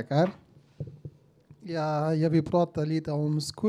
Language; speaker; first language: Swedish; non-native, learner; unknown